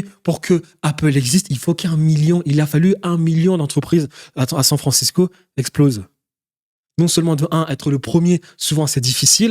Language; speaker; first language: French; native; French